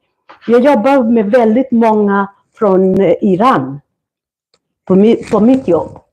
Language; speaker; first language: Swedish; non-native, fluent; Kikuyu